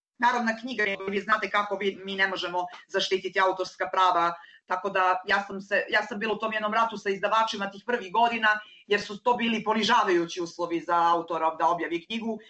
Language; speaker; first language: Serbian; native; Serbian